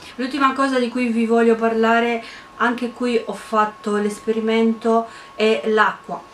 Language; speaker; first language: Italian; non-native, fluent; Romanian